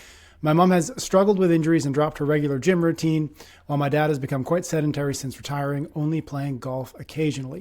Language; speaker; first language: English; native; English